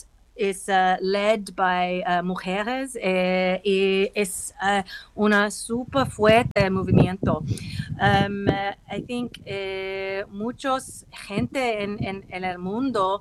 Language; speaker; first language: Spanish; non-native, learner; English